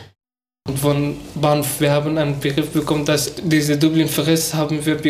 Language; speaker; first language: German; non-native, learner; Persian